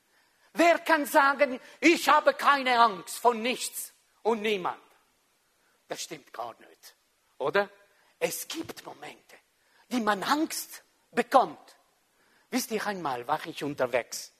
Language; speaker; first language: German; non-native, local second language; French